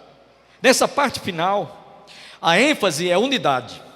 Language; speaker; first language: Portuguese; native; Portuguese